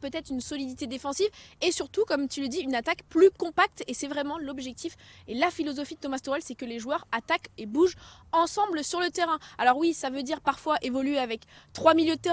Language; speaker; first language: French; native; French